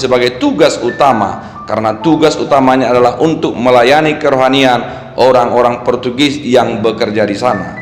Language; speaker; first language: Indonesian; native; Indonesian